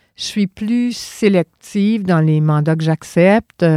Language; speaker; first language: French; native; French